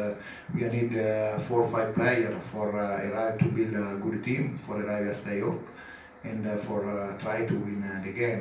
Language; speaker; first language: English; non-native, learner; Italian